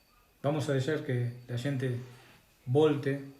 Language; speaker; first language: Portuguese; non-native, learner; Spanish